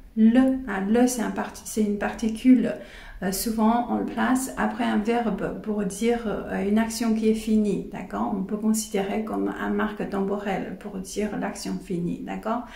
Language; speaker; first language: French; non-native, fluent; Chinese